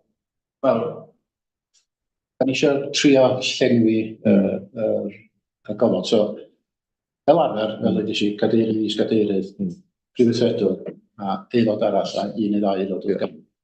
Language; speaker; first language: Welsh; native; Welsh